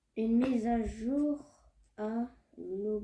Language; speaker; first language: French; native; French